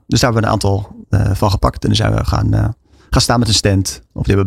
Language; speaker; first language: Dutch; native; Dutch